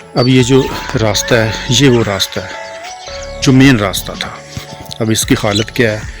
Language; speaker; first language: Urdu; non-native, local second language; Punjabi